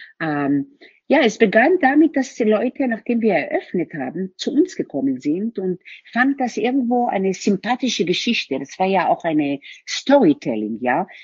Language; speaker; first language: German; non-native, fluent; Hebrew